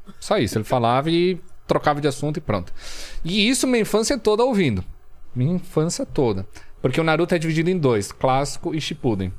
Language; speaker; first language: Portuguese; early bilingual, other home language; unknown